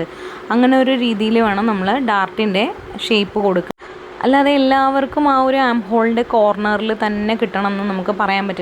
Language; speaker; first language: Malayalam; native; Malayalam